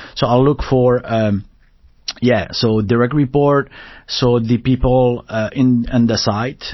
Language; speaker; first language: English; non-native, fluent; French